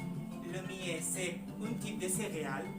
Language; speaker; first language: French; non-native, learner; Spanish